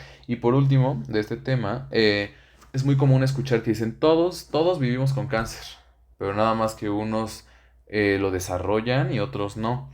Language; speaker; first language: Spanish; native; Spanish